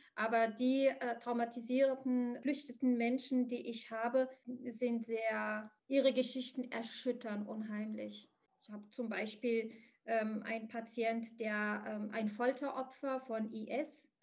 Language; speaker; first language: German; early bilingual, other home language; Arabic